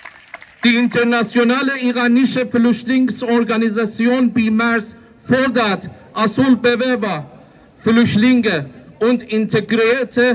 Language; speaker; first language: German; non-native, fluent; Persian